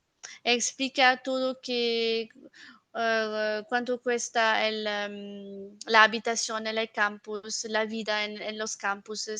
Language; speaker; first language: Spanish; non-native, fluent; French